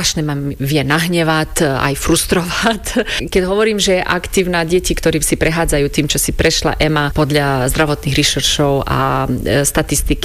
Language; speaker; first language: Slovak; non-native, fluent; Croatian